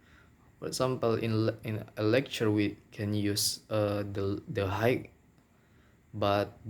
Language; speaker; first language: English; non-native, local second language; Minangkabau